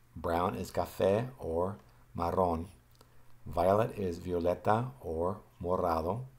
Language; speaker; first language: English; native; English